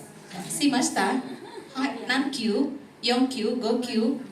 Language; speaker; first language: Japanese; non-native, fluent; Indonesian